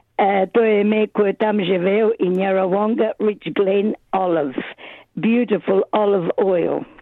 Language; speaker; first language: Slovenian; early bilingual, other home language; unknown